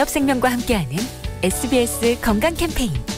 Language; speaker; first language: Korean; native; Korean